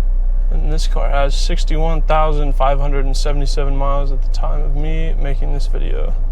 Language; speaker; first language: English; native; English